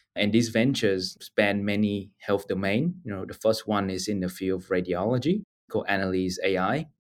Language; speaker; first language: English; non-native, fluent; Vietnamese